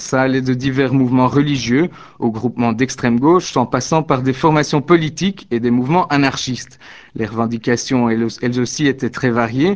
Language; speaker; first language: French; native; French